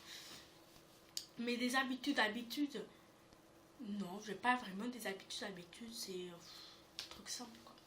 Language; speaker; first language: French; native; French